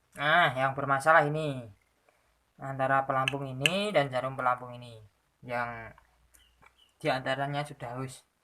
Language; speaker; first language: Indonesian; non-native, local second language; Javanese